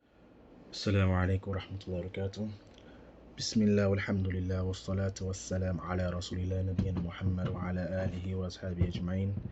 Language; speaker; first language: Arabic; non-native, fluent; English